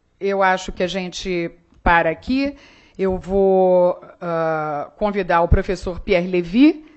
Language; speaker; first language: Portuguese; native; Portuguese